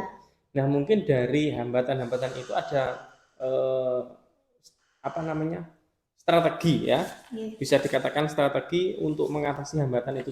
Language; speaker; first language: Indonesian; native; Indonesian